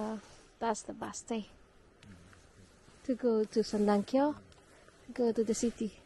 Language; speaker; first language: English; non-native, learner; Indonesian